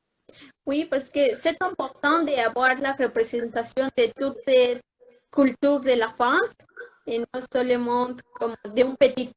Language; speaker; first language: French; non-native, learner; Spanish